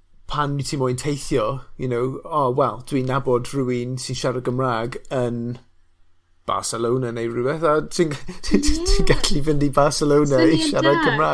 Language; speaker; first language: Welsh; non-native, local second language; English